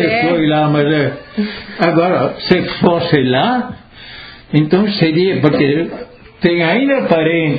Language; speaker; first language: Portuguese; non-native, local second language; Italian